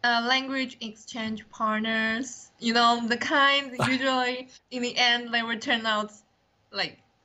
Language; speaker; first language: English; non-native, learner; Chinese